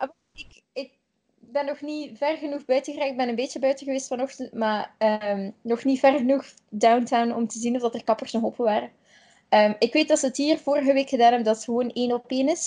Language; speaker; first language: Dutch; native; Dutch